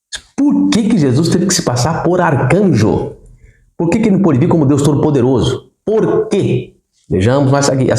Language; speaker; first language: Portuguese; native; Portuguese